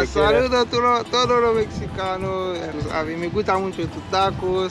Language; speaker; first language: Spanish; non-native, learner; Haitian Creole